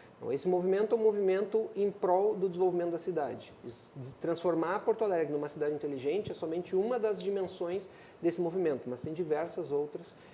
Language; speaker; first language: Portuguese; native; Portuguese